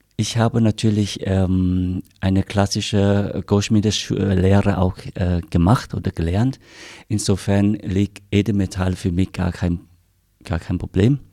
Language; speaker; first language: German; non-native, fluent; Vietnamese